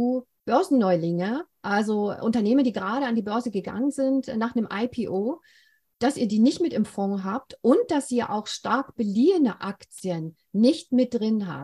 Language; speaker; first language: German; native; German